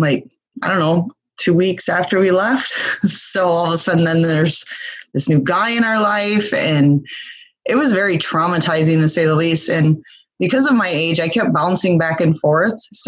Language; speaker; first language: English; native; English